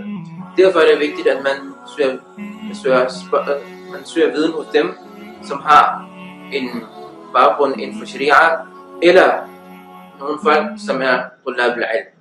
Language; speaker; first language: Danish; early bilingual, other home language; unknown